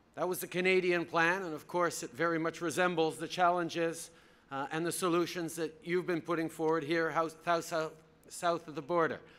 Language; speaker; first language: English; early bilingual, other home language; French